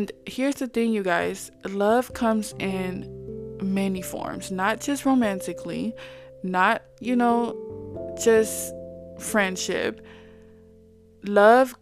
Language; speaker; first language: English; non-native, fluent; Samoan